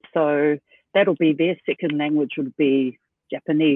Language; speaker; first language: English; native; English